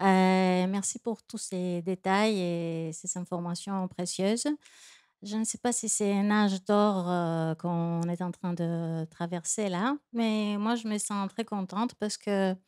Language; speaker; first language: French; non-native, fluent; Greek